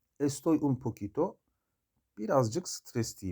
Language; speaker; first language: Spanish; non-native, learner; Turkish